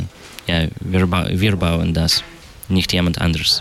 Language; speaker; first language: German; non-native, learner; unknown